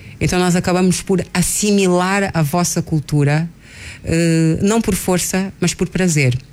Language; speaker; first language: Portuguese; non-native, local second language; Kabuverdianu